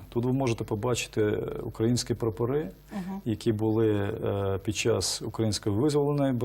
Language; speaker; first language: Ukrainian; native; Ukrainian